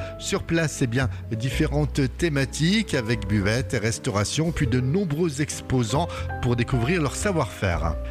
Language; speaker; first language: French; native; French